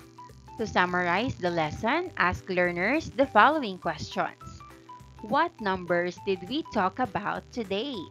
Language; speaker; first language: English; non-native, local second language; Filipino